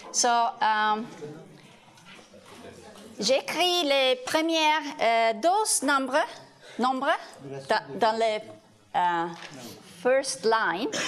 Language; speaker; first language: French; non-native, learner; Italian